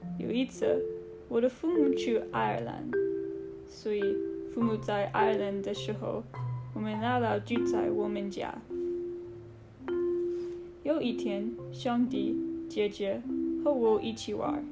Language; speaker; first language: Chinese; non-native, learner; English